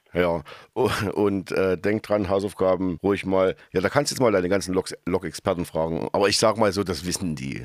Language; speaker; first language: German; native; German